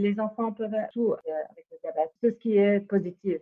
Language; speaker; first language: French; non-native, fluent; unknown